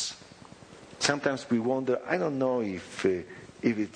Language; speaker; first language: English; non-native, fluent; Polish